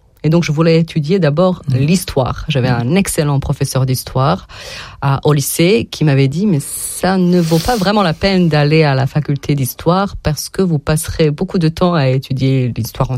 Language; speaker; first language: French; non-native, fluent; Serbian